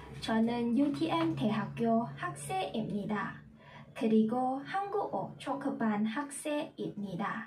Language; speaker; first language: Korean; non-native, learner; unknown